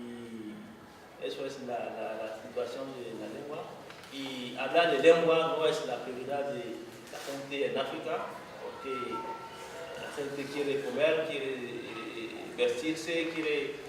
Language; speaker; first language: Spanish; non-native, fluent; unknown